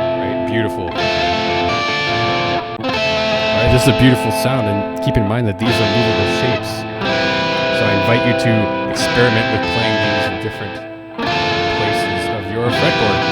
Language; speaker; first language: English; native; English